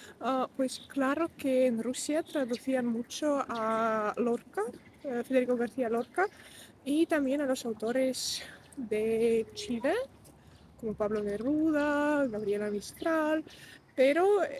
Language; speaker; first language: Spanish; non-native, fluent; Russian